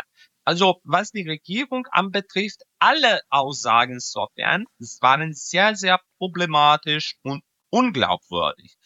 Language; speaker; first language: German; non-native, fluent; Serbian